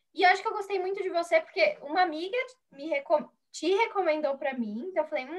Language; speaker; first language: Portuguese; native; Portuguese